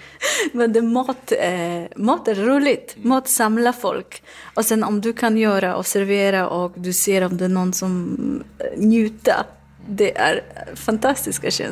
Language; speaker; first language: Swedish; non-native, learner; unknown